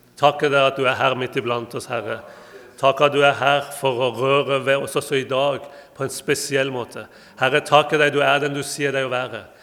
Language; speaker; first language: Norwegian; non-native, fluent; Persian